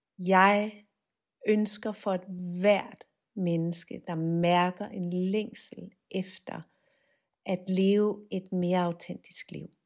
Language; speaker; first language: Danish; native; Danish